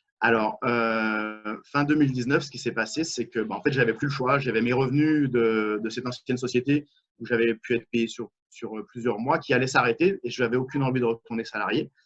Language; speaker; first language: French; native; French